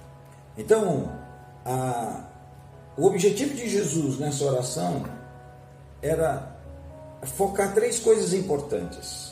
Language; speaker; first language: Portuguese; native; Portuguese